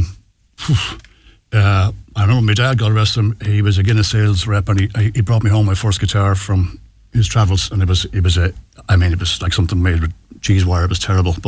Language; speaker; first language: English; native; English